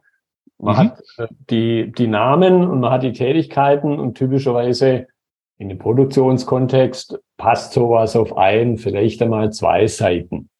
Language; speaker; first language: German; native; German